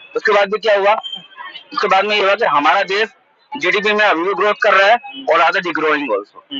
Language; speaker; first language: Hindi; native; Hindi